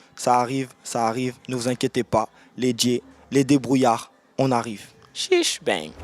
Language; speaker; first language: French; native; French